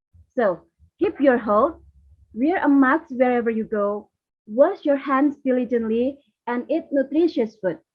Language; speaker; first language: English; non-native, learner; Indonesian